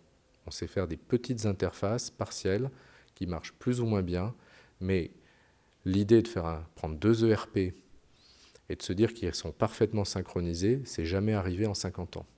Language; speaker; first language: French; native; French